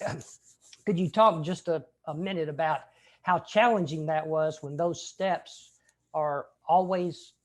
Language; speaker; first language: English; native; English